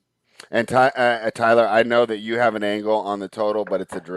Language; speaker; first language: English; native; English